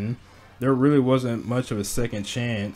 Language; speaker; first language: English; native; English